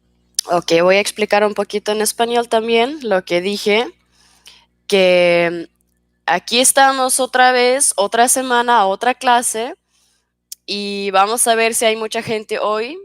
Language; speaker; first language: Spanish; non-native, fluent; Swedish